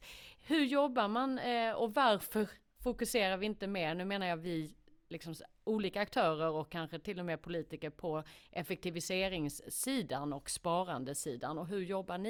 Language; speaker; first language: Swedish; native; Swedish